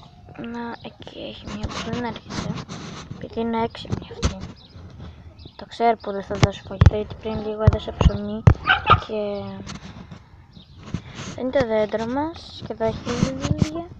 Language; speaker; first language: Greek; early bilingual, other home language; Bulgarian